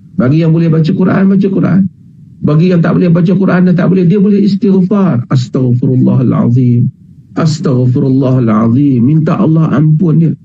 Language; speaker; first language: Malay; native; Malay